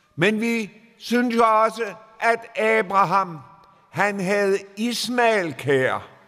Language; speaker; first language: Danish; native; Danish